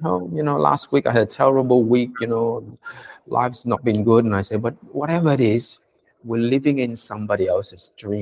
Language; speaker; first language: English; early bilingual, other home language; Vietnamese